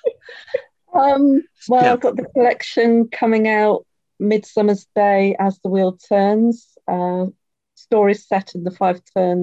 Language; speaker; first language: English; native; English